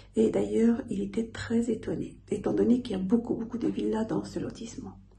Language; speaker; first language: French; non-native, local second language; Arabic